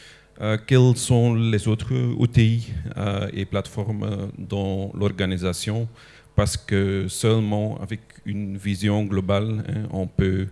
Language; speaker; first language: French; non-native, local second language; Dutch